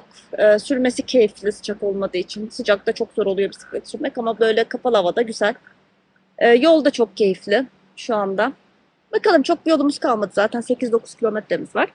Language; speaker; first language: Turkish; native; Turkish